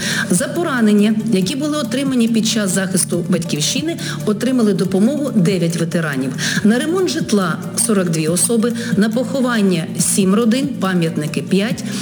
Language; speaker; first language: Ukrainian; native; Ukrainian